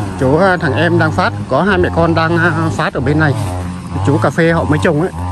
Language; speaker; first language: Vietnamese; non-native, local second language; Tày